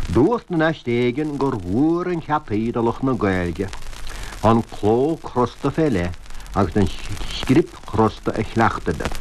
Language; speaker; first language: Irish; native; Irish